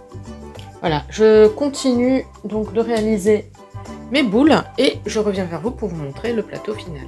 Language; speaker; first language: French; native; French